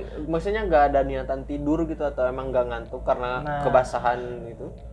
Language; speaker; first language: Indonesian; native; Indonesian